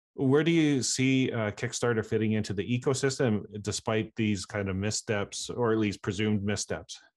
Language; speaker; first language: English; native; English